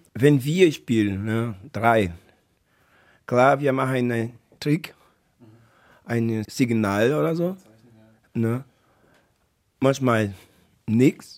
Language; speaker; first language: German; non-native, learner; Portuguese